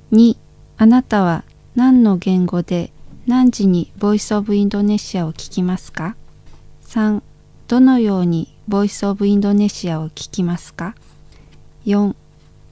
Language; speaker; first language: Japanese; non-native, fluent; Indonesian